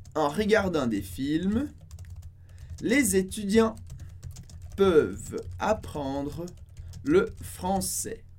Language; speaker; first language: French; non-native, fluent; Portuguese